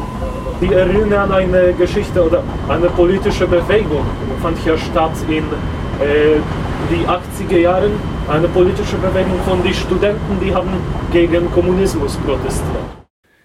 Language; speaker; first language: German; non-native, fluent; Polish